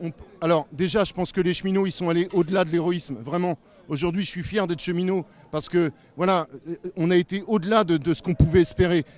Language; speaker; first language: French; native; French